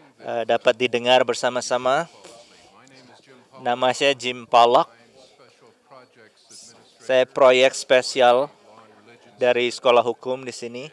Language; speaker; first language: Indonesian; non-native, fluent; English